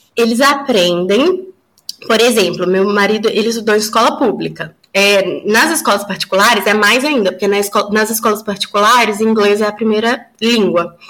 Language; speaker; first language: Portuguese; native; Portuguese